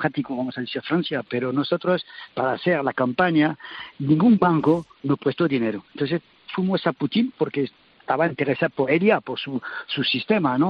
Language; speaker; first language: Spanish; non-native, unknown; French